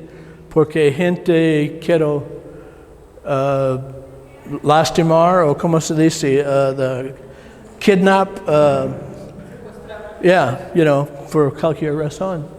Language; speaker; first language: Spanish; non-native, learner; English